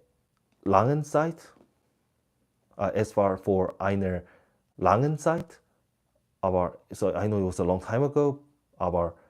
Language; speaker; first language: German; non-native, learner; Korean